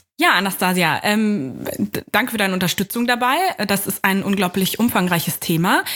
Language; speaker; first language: German; native; German